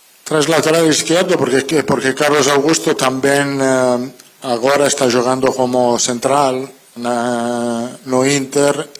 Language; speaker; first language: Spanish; non-native, fluent; Italian